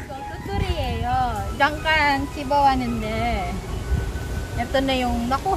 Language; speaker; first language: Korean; non-native, fluent; Filipino